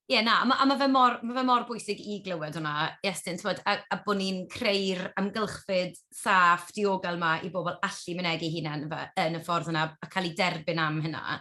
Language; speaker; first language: Welsh; native; Welsh